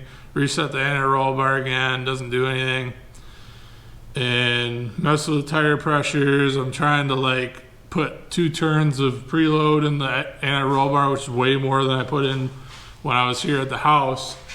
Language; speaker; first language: English; native; English